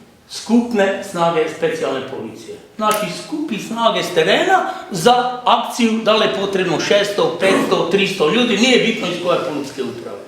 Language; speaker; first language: Croatian; native; Croatian